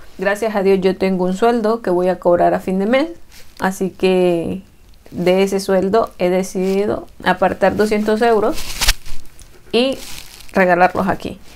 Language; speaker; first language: Spanish; native; Spanish